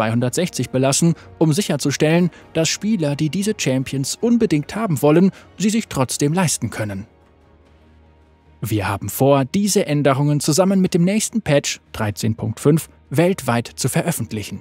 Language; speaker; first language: German; native; German